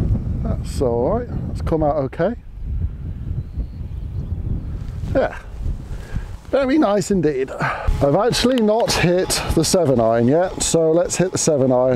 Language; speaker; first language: English; native; English